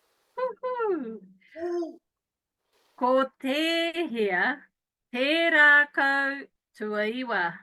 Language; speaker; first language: Māori; non-native, learner; English